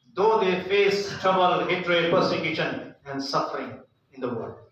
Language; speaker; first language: English; non-native, local second language; Hindi